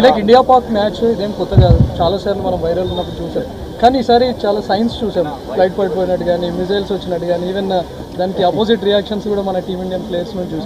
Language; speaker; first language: Telugu; native; Telugu